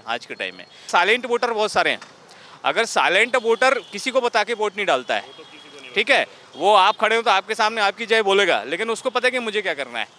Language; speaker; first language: Hindi; native; Hindi